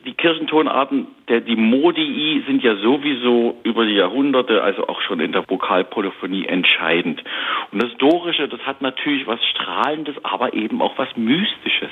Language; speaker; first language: German; native; German